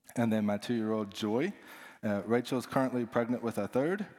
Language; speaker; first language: English; native; English